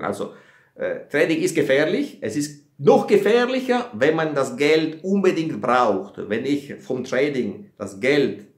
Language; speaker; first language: German; non-native, fluent; Italian